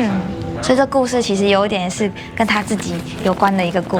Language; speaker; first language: Chinese; native; Chinese